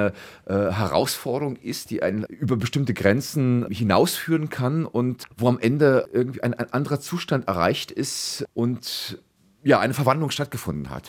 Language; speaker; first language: German; native; German